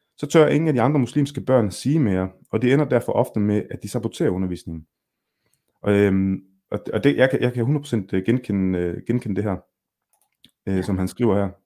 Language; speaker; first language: Danish; early bilingual, other home language; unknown